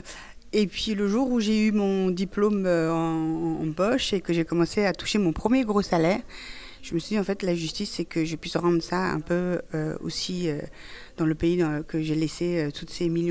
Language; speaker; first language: French; early bilingual, other home language; Persian